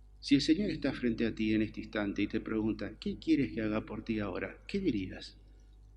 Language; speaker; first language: Spanish; native; Spanish